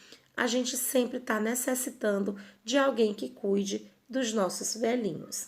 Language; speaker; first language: Portuguese; native; Portuguese